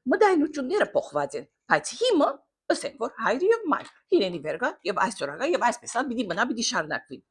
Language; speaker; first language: Armenian; early bilingual, heritage; Armenian